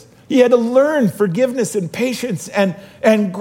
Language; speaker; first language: English; native; English